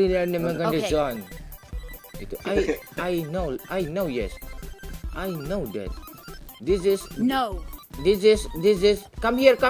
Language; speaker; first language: English; non-native, learner; Indonesian